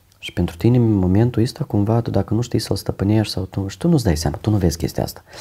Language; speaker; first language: Romanian; native; Romanian